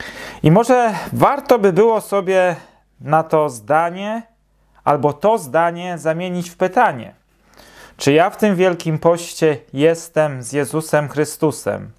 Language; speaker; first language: Polish; native; Polish